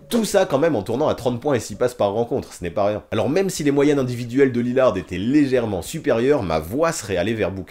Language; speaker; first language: French; native; French